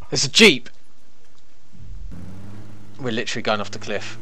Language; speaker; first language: English; native; English